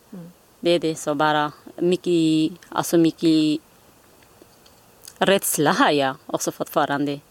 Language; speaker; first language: Swedish; non-native, learner; Kurdish